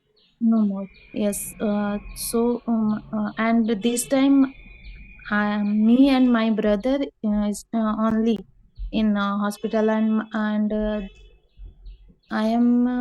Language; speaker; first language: English; non-native, learner; Hindi